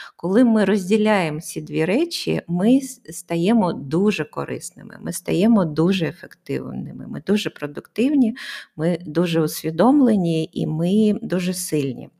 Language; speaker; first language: Ukrainian; non-native, local second language; Russian